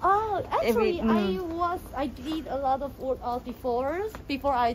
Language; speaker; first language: English; non-native, fluent; Chinese